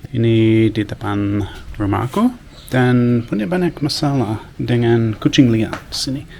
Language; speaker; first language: Indonesian; non-native, learner; English